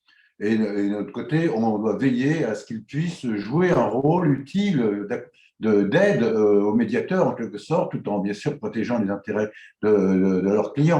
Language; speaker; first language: French; native; French